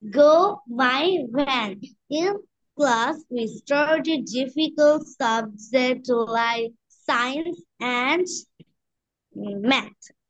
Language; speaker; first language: English; non-native, learner; Bangla